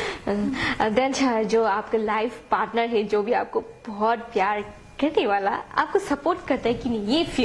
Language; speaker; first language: Hindi; non-native, local second language; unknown